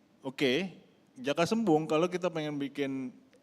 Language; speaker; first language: Indonesian; native; Indonesian